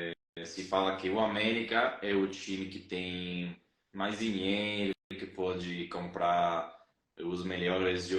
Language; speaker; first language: Portuguese; non-native, fluent; Spanish